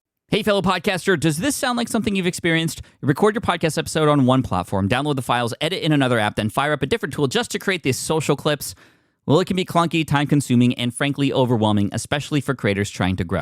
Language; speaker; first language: English; native; English